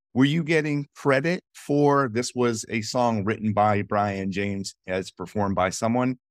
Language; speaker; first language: English; native; English